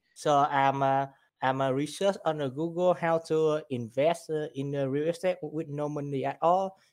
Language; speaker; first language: English; non-native, learner; Vietnamese